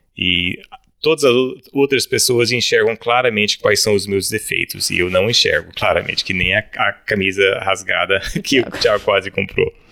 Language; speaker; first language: Portuguese; early bilingual, other home language; English